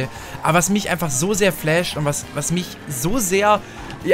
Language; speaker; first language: German; native; German